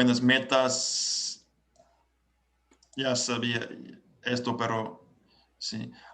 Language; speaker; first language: Spanish; non-native, learner; English